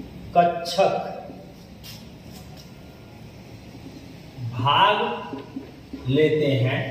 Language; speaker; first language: Hindi; native; Hindi